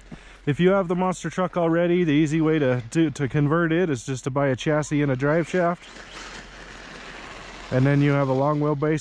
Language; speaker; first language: English; native; English